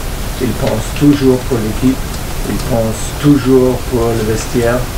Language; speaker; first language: French; non-native, fluent; German